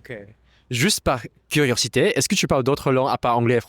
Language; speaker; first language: French; non-native, fluent; English